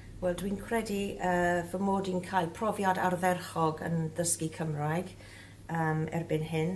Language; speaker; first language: Welsh; non-native, local second language; English